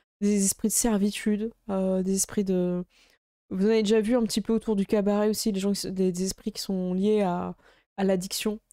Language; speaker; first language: French; native; French